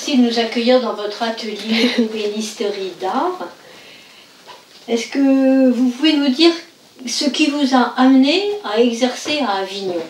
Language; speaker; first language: French; native; French